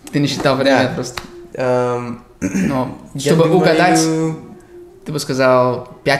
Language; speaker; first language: Russian; non-native, fluent; English